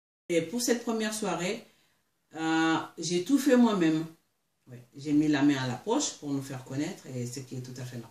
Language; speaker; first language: French; non-native, local second language; Mandingo